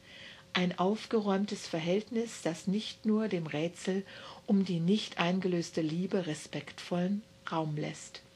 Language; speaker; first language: German; native; German